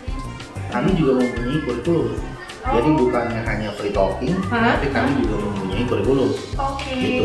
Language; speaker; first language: Indonesian; native; Indonesian